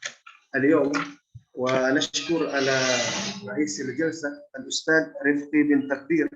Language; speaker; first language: Arabic; non-native, fluent; Indonesian